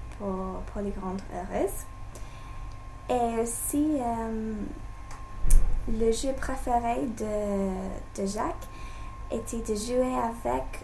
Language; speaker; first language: French; non-native, learner; English